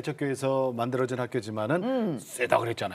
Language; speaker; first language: Korean; native; Korean